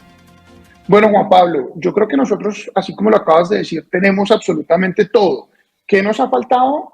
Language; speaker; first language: Spanish; native; Spanish